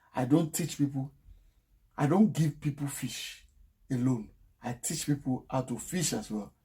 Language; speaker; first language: English; non-native, local second language; Yoruba